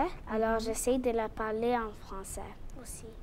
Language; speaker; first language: French; early bilingual, other home language; Spanish